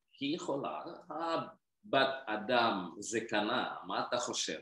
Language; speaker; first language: Hebrew; non-native, learner; Indonesian